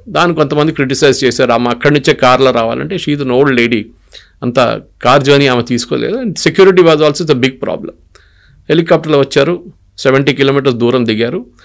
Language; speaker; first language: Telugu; non-native, local second language; Malayalam